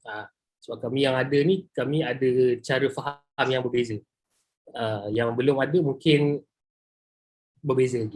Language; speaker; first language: Malay; native; Malay